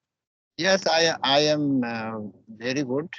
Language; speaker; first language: English; non-native, learner; Hindi